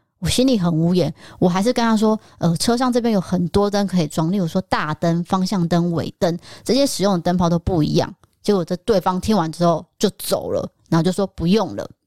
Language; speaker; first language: Chinese; native; Chinese